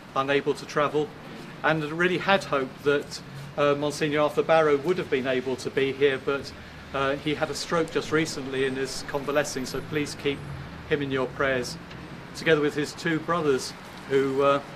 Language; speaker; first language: English; native; English